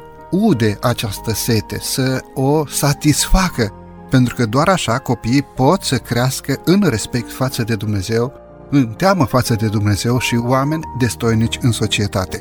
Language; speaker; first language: Romanian; native; Romanian